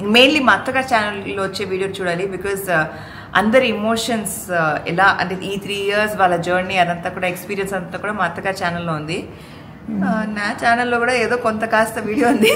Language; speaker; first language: Telugu; non-native, local second language; Urdu